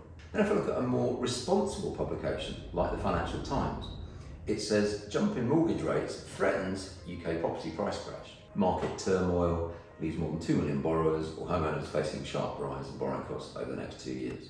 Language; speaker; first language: English; native; English